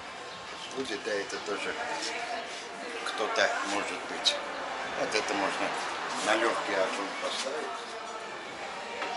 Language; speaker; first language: Russian; non-native, local second language; Azerbaijani